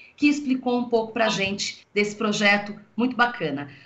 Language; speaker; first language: Portuguese; native; Portuguese